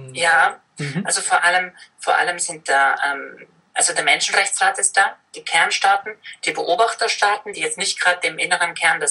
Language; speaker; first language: German; native; German